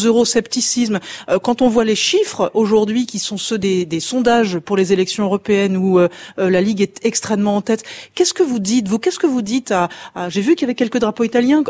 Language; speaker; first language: French; native; French